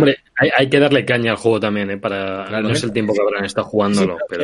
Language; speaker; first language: Spanish; native; Spanish